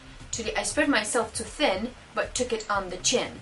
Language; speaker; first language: English; non-native, fluent; Polish